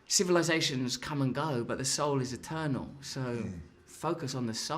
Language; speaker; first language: English; native; English